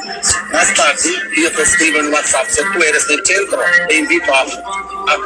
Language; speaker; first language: Spanish; non-native, learner; Albanian